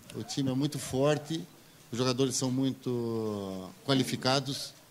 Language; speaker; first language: Portuguese; native; Portuguese